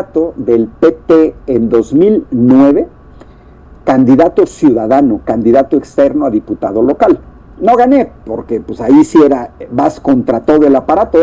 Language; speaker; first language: Spanish; native; Spanish